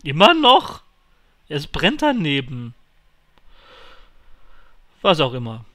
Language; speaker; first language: German; native; German